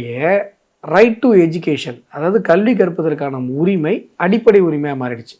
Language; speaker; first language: Tamil; native; Tamil